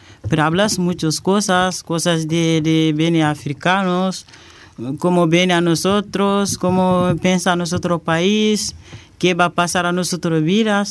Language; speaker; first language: Spanish; non-native, learner; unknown